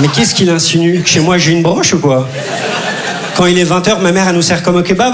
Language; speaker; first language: French; early bilingual, other home language; Turkish